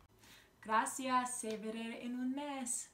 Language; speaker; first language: Spanish; non-native, learner; English